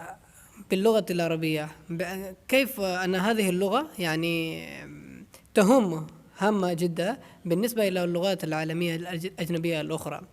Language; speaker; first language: Arabic; non-native, fluent; Urdu